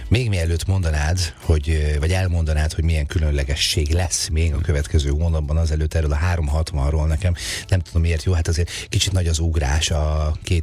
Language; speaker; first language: Hungarian; native; Hungarian